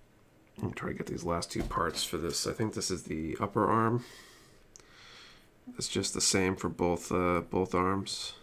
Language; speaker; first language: English; native; English